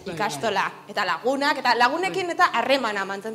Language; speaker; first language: Basque; native; Basque